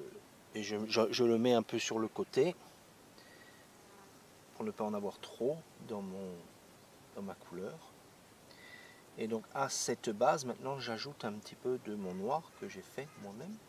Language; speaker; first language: French; native; French